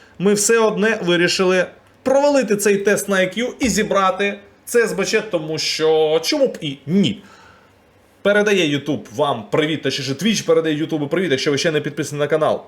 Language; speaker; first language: Ukrainian; non-native, local second language; Russian